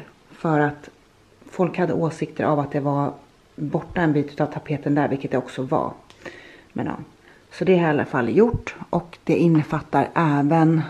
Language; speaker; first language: Swedish; native; Swedish